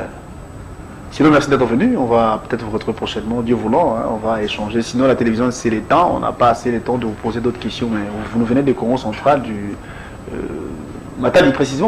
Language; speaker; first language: French; non-native, local second language; Lingala